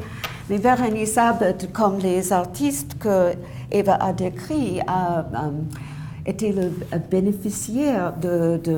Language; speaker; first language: French; non-native, fluent; English